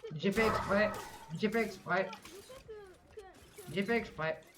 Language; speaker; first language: French; native; French